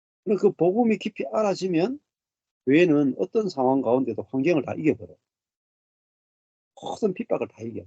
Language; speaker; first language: Korean; native; Korean